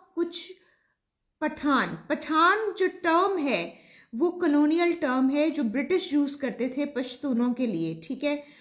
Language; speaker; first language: Urdu; native; Urdu